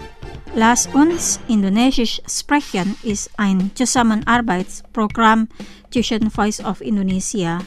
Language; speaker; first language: German; non-native, fluent; Indonesian